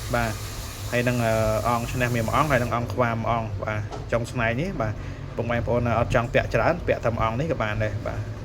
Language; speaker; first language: Khmer; native; Khmer